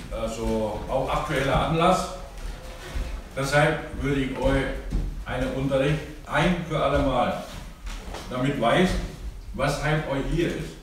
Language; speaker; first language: German; non-native, learner; Thai